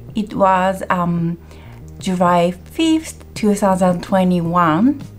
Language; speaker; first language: English; non-native, learner; Japanese